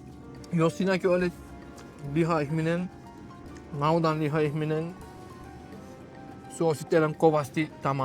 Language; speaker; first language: Finnish; non-native, learner; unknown